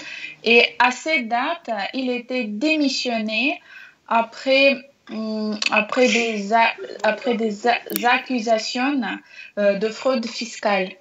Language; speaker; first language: French; non-native, learner; Russian